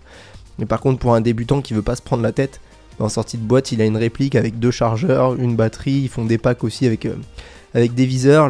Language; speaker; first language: French; native; French